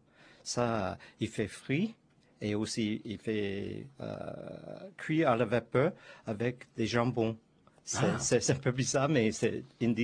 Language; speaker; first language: French; non-native, learner; Chinese